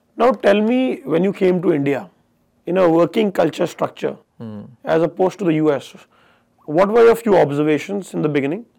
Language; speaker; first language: English; non-native, local second language; Hindi